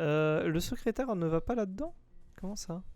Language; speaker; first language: French; native; French